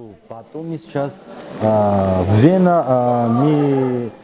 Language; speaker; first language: Russian; non-native, fluent; Georgian